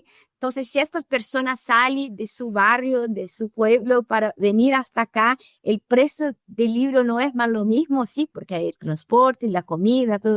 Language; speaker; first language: Spanish; non-native, fluent; Portuguese